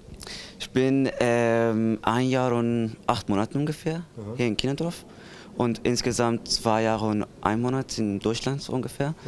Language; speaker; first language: German; non-native, learner; Persian